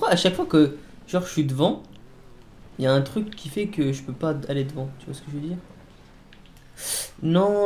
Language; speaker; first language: French; native; French